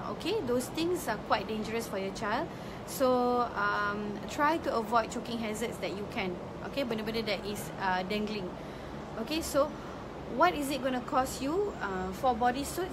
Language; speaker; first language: English; non-native, local second language; Malay